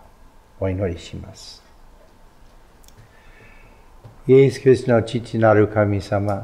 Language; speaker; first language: Japanese; non-native, fluent; English